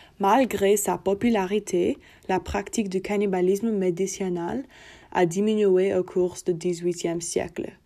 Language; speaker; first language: French; non-native, learner; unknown